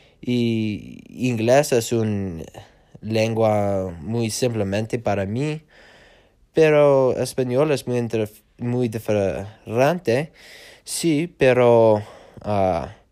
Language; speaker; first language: Spanish; non-native, learner; English